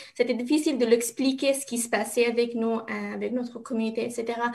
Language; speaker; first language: French; non-native, learner; Arabic